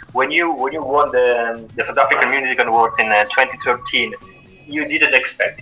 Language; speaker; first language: English; non-native, fluent; Italian